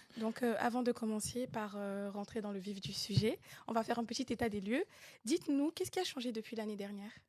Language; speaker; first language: French; native; French